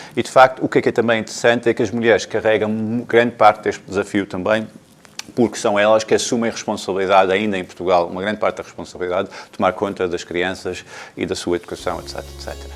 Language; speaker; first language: Portuguese; non-native, fluent; English